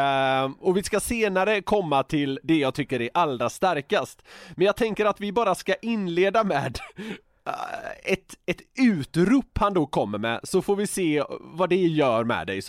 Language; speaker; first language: Swedish; native; Swedish